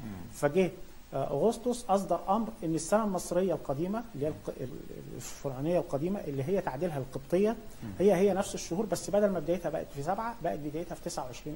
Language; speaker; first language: Arabic; native; Arabic